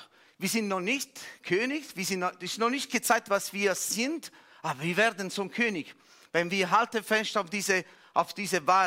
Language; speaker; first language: German; non-native, fluent; Italian